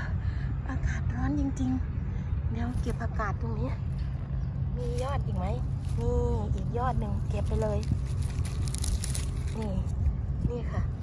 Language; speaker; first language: Thai; native; Thai